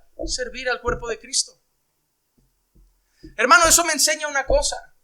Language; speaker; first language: Spanish; native; Spanish